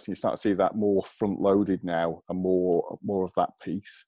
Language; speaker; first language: English; native; English